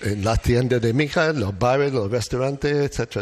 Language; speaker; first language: Spanish; non-native, learner; English